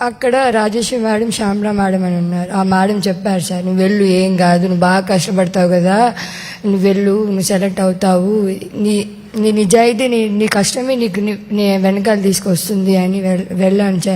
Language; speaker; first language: Telugu; native; Telugu